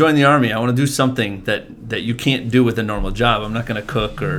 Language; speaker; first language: English; native; English